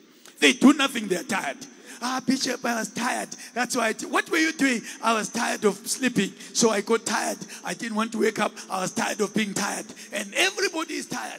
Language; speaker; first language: English; non-native, local second language; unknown